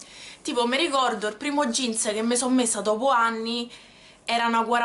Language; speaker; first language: Italian; native; Italian